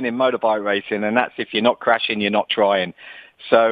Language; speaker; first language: English; native; English